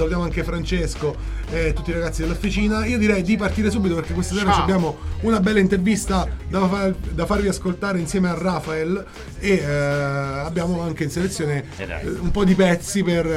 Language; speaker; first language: Italian; native; Italian